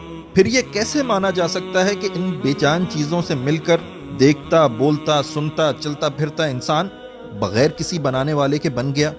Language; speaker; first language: Urdu; native; Urdu